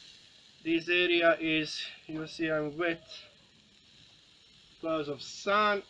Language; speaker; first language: English; non-native, learner; Croatian